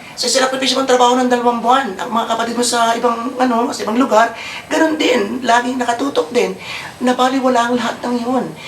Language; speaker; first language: Filipino; native; Filipino